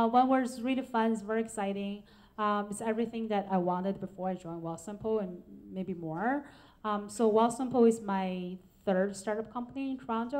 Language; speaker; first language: English; non-native, fluent; Chinese